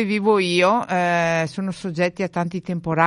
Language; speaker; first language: Italian; early bilingual, heritage; Italian